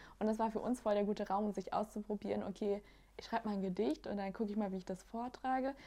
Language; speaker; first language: German; native; German